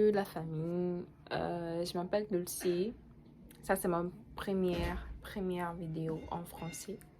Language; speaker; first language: French; non-native, fluent; Portuguese